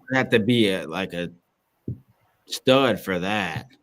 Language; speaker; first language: English; native; English